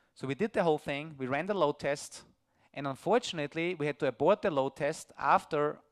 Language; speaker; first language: English; non-native, fluent; German